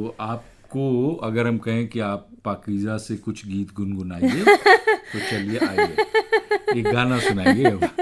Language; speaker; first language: Hindi; native; Hindi